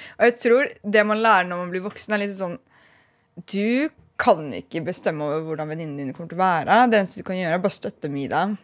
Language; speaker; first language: Norwegian; early bilingual, other home language; Persian